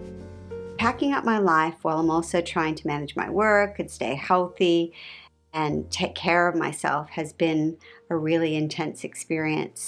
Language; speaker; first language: English; native; English